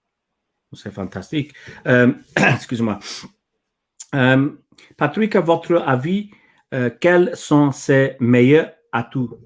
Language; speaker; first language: French; non-native, learner; English